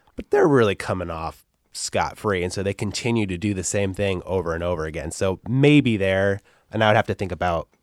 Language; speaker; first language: English; native; English